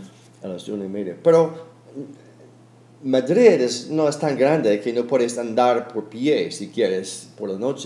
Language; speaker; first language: Spanish; non-native, fluent; English